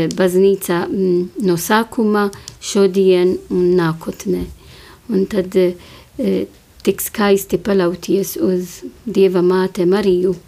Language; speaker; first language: Latvian; non-native, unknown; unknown